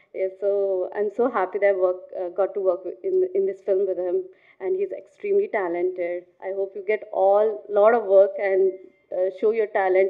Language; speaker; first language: Tamil; non-native, fluent; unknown